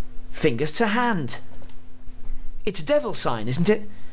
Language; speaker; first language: English; native; English